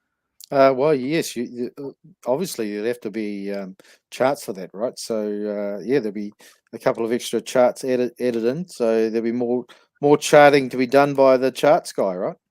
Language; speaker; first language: English; native; English